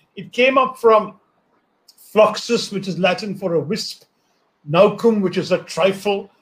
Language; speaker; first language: English; non-native, local second language; Malayalam